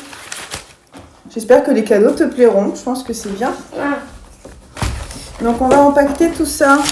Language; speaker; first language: French; native; French